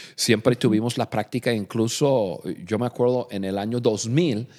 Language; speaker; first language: Spanish; non-native, fluent; English